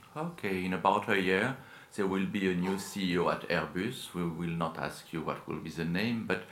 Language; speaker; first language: English; non-native, fluent; French